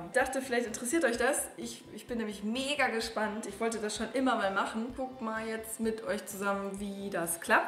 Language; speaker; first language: German; native; German